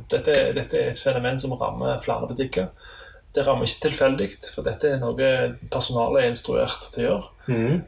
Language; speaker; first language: Norwegian; native; Norwegian